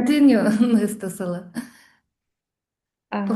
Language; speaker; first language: Spanish; non-native, fluent; Russian